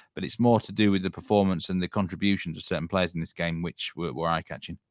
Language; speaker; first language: English; native; English